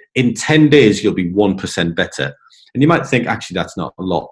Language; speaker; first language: English; native; English